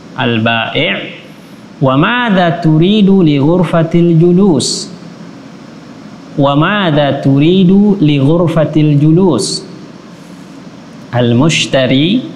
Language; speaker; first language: Arabic; non-native, fluent; Indonesian